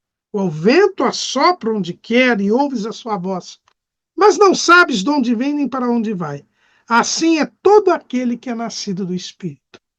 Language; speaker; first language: Portuguese; native; Portuguese